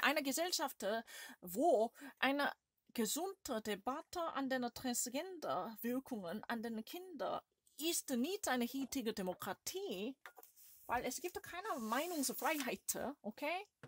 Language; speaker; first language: German; non-native, learner; Korean